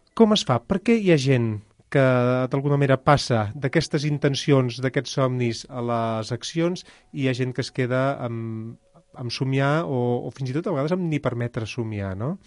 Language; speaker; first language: Catalan; native; Catalan